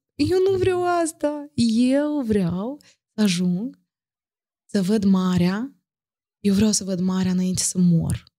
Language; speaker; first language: Romanian; native; Romanian